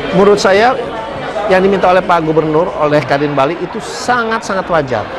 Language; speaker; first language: Indonesian; native; Indonesian